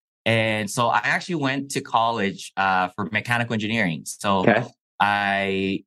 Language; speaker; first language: English; non-native, fluent; Chinese